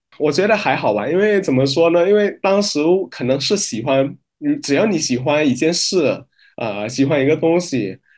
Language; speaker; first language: Chinese; non-native, fluent; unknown